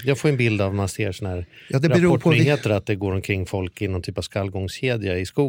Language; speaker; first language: Swedish; native; Swedish